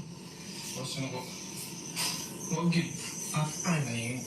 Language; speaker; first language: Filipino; non-native, local second language; Hiligaynon